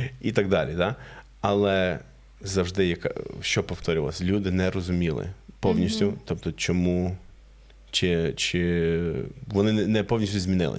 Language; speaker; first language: Ukrainian; non-native, fluent; English